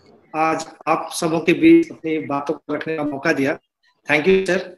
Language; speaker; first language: Hindi; non-native, local second language; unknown